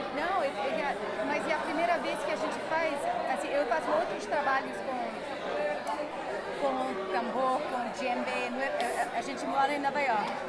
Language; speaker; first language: Portuguese; non-native, fluent; English